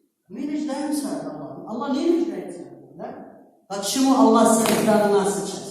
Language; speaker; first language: Russian; non-native, learner; Arabic